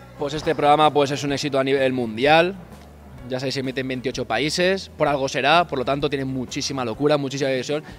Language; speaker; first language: Spanish; native; Spanish